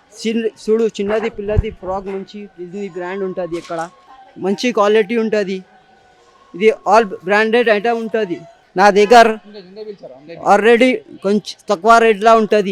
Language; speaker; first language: Telugu; non-native, local second language; Urdu